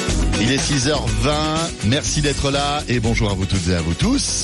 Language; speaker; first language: French; native; French